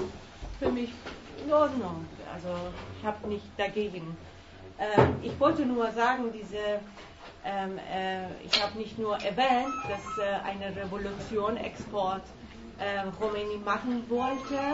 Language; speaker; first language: German; non-native, fluent; Persian